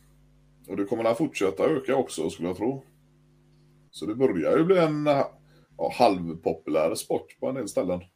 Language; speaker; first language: Swedish; native; Swedish